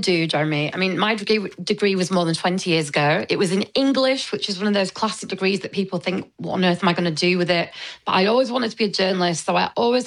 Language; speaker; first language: English; native; English